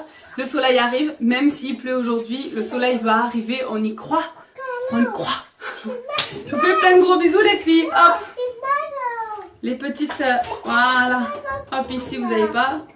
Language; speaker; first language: French; native; French